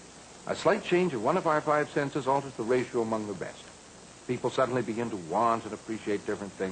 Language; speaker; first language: English; native; English